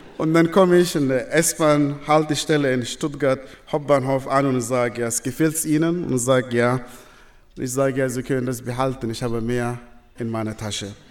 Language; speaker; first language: German; non-native, fluent; Arabic